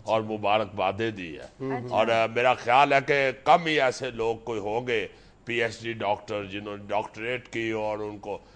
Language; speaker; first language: Urdu; native; Urdu